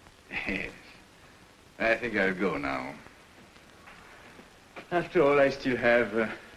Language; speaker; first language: English; non-native, fluent; French